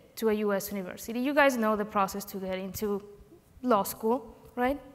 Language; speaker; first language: English; non-native, fluent; Spanish